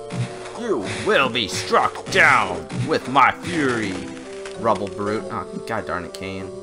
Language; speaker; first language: English; native; English